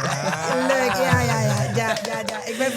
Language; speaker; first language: Dutch; non-native, fluent; Spanish